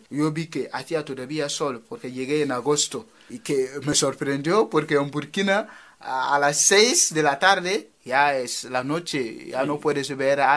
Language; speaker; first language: Spanish; non-native, fluent; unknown